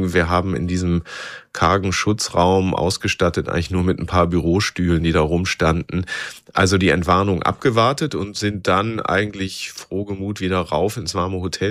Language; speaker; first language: German; native; German